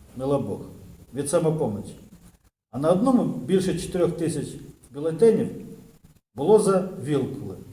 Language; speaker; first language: Ukrainian; native; Ukrainian